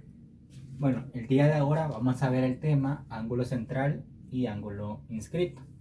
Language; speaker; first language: Spanish; native; Spanish